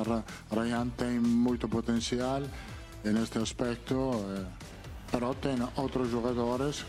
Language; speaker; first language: Portuguese; non-native, fluent; Italian